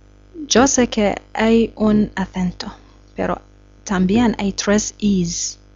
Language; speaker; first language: Spanish; non-native, learner; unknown